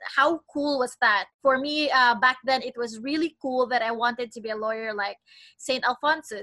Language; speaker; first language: English; non-native, local second language; Cebuano